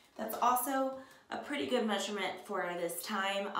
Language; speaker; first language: English; native; English